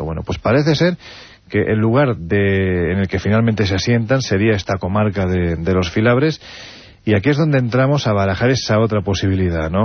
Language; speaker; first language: Spanish; native; Spanish